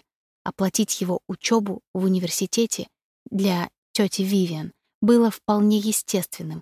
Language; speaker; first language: Russian; native; Russian